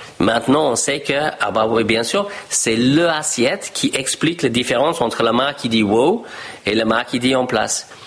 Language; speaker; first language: French; non-native, fluent; English